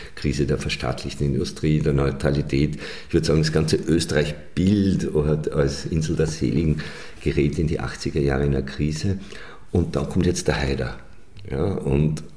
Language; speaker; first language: German; native; German